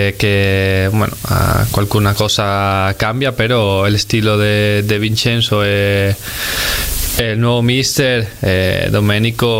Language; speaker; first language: Italian; non-native, fluent; Spanish